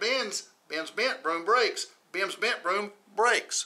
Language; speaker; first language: English; native; English